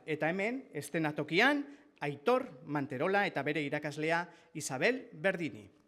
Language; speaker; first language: Basque; native; Basque